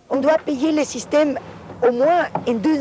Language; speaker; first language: French; non-native, fluent; Spanish